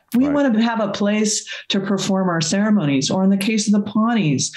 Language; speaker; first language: English; native; English